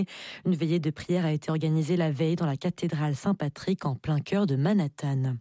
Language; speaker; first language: French; native; French